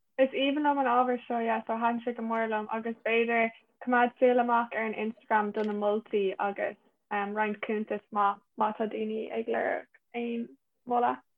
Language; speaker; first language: Irish; non-native, local second language; English